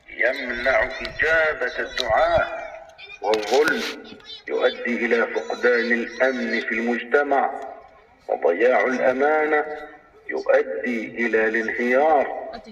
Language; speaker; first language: Arabic; native; Arabic